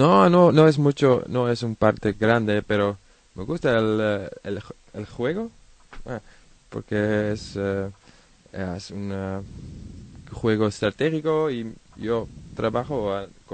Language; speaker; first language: Spanish; non-native, learner; Dutch